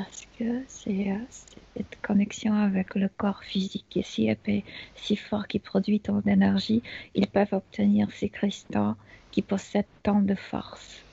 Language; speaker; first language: French; non-native, fluent; Spanish